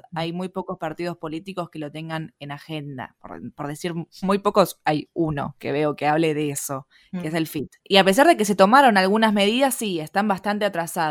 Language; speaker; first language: Spanish; native; Spanish